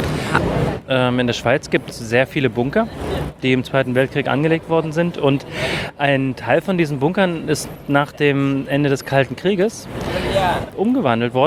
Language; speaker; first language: German; native; German